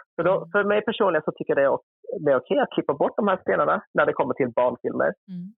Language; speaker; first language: Swedish; early bilingual, other home language; Vietnamese